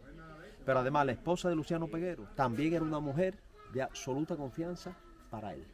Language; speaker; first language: Spanish; native; Spanish